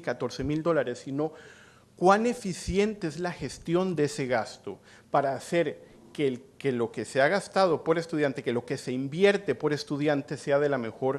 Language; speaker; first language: Spanish; native; Spanish